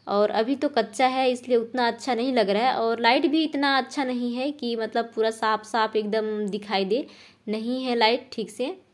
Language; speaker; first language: Hindi; native; Hindi